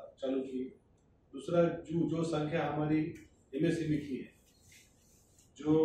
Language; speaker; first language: Hindi; non-native, local second language; Bangla